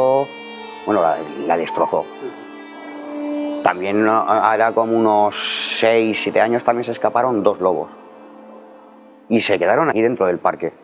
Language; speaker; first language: Spanish; native; Spanish